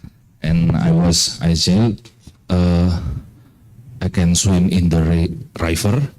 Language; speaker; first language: English; non-native, fluent; Indonesian